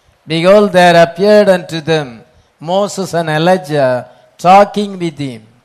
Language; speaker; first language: English; non-native, local second language; Tamil